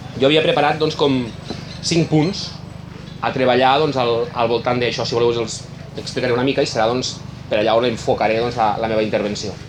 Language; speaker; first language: Catalan; native; Catalan